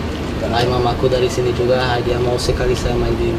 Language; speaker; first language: Indonesian; early bilingual, heritage; Portuguese